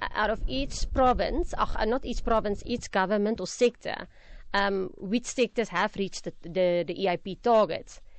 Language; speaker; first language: English; non-native, local second language; Afrikaans